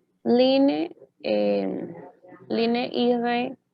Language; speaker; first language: German; non-native, learner; Spanish